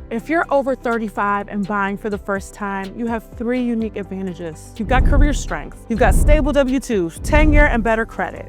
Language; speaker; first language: English; native; English